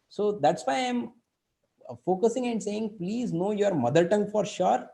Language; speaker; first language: English; non-native, local second language; Kannada